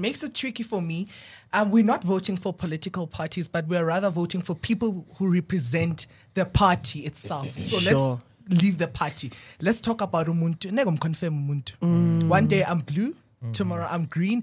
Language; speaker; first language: English; non-native, local second language; Southern Sotho